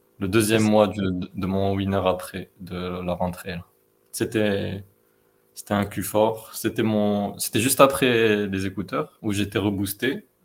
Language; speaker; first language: French; non-native, local second language; Arabic